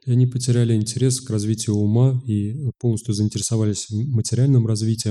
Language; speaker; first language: Russian; native; Russian